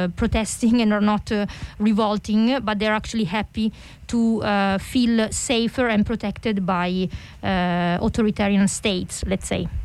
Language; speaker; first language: English; non-native, fluent; Italian